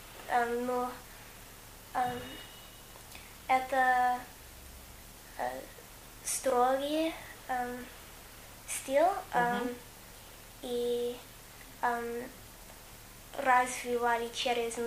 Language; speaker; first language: Russian; non-native, fluent; English